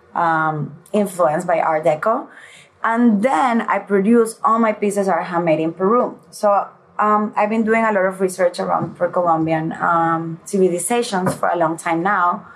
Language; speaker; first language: English; early bilingual, other home language; Spanish